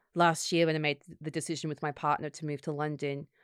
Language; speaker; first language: English; native; English